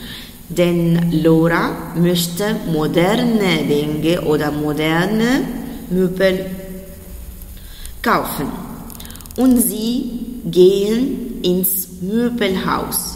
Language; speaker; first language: German; non-native, fluent; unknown